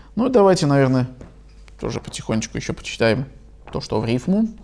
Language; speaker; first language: Russian; native; Russian